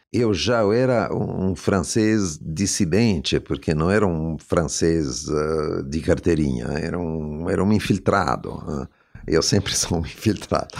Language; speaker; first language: Portuguese; non-native, fluent; Italian